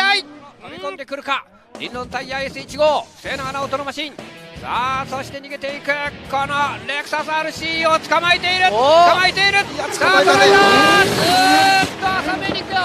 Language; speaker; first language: Japanese; native; Japanese